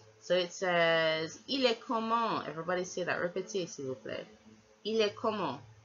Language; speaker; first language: French; non-native, fluent; English